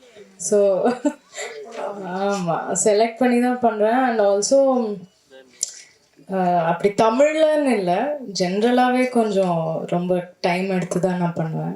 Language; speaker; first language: Tamil; non-native, local second language; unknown